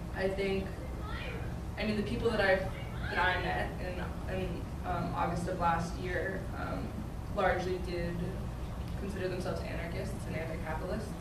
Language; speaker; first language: English; native; English